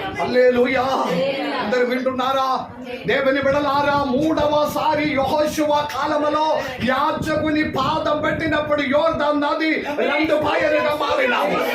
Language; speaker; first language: Telugu; non-native, local second language; Malayalam